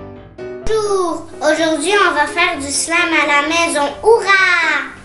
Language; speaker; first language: French; non-native, learner; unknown